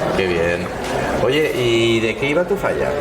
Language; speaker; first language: Spanish; native; Spanish